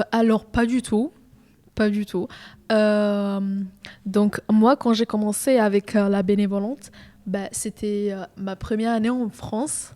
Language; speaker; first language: French; non-native, fluent; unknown